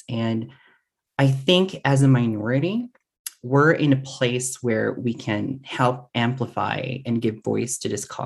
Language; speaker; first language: English; non-native, local second language; Filipino